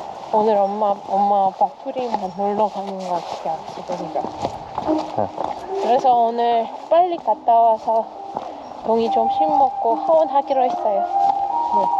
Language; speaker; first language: Korean; non-native, fluent; Russian